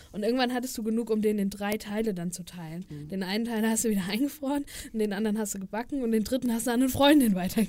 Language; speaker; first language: German; native; German